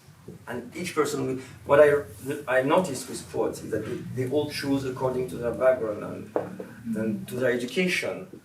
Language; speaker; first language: English; non-native, fluent; French